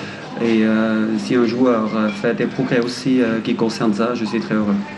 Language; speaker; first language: French; non-native, fluent; German